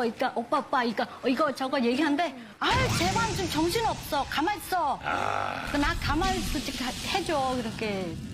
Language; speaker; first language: Korean; non-native, learner; Vietnamese